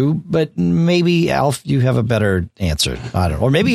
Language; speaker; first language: English; native; English